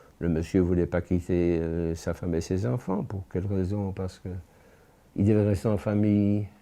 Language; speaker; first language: French; native; French